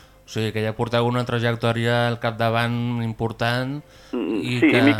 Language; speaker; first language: Catalan; native; Catalan